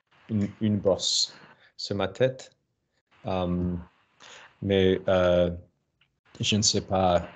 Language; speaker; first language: French; non-native, learner; English